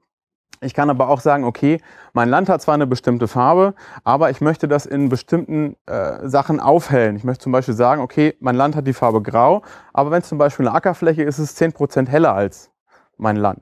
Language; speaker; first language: German; native; German